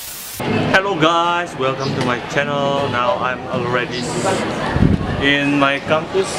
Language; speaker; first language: English; non-native, learner; Indonesian